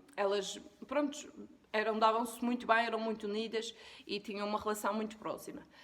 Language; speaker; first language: Portuguese; native; Portuguese